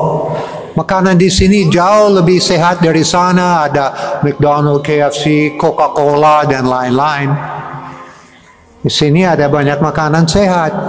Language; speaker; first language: Indonesian; non-native, fluent; English